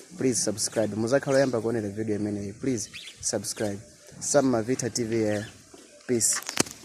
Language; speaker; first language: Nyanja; native; Nyanja